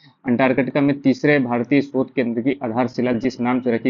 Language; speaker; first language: Hindi; native; Hindi